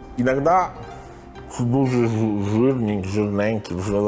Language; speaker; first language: Ukrainian; non-native, learner; Italian